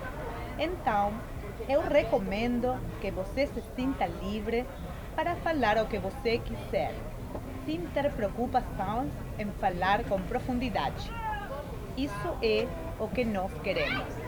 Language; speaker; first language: Portuguese; non-native, fluent; Spanish